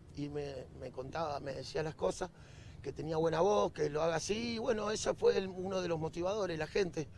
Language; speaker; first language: Spanish; native; Spanish